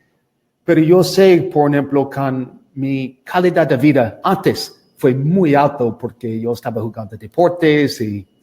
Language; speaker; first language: Spanish; non-native, learner; English